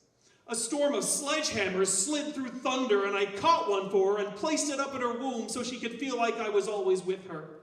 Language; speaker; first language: English; native; English